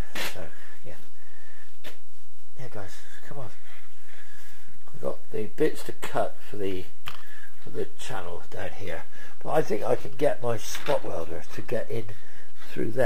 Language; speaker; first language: English; native; English